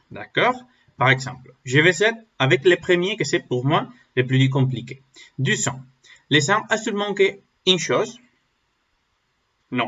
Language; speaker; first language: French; non-native, learner; Spanish